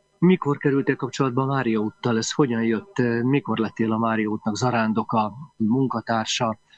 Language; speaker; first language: Hungarian; native; Hungarian